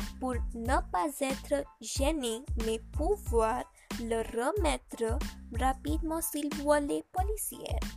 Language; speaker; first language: French; non-native, learner; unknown